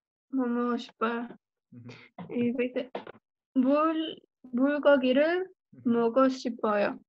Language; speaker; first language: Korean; non-native, learner; Spanish